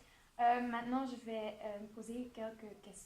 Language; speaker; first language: French; non-native, local second language; Dutch